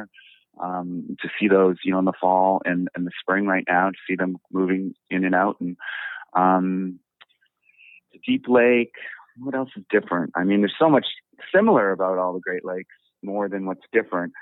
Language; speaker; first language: English; native; English